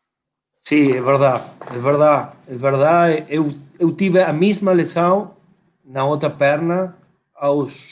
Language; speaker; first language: Portuguese; non-native, fluent; Spanish